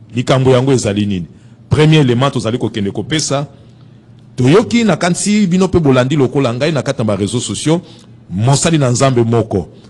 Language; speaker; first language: Lingala; native; Lingala